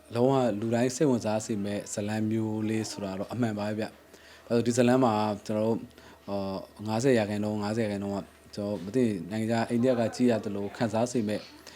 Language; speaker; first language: Burmese; native; Burmese